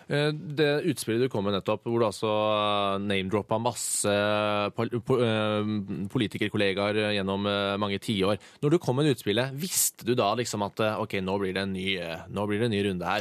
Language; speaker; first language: Norwegian; native; Norwegian